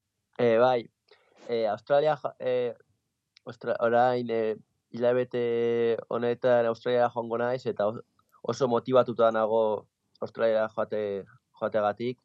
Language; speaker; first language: Basque; non-native, local second language; Spanish